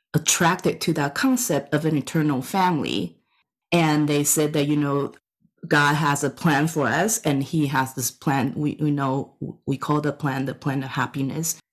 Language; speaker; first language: English; non-native, fluent; Chinese